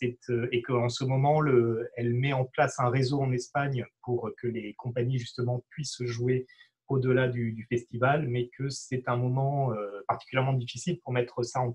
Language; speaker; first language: French; native; French